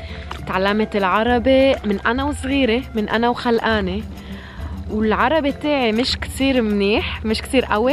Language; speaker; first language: Arabic; early bilingual, heritage; French